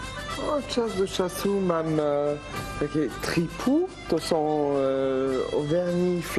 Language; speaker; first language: Polish; non-native, learner; French